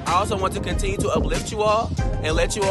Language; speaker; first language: English; native; English